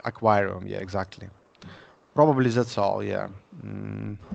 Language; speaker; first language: English; non-native, learner; Russian